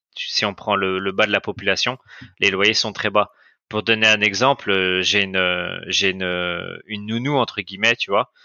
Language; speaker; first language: French; native; French